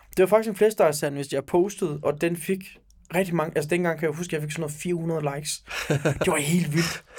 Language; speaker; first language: Danish; early bilingual, other home language; Turkish